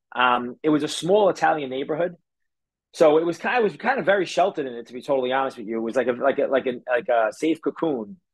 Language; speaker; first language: English; native; English